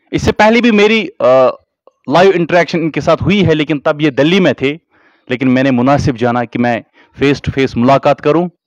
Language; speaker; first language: Hindi; non-native, local second language; Kashmiri